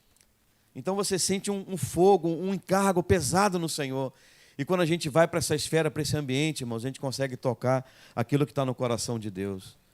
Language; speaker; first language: Portuguese; native; Portuguese